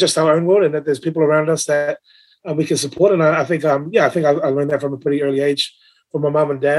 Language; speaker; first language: English; native; English